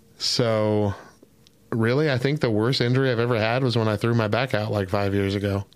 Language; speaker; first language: English; native; English